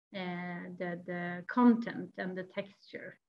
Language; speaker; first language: English; non-native, fluent; Swedish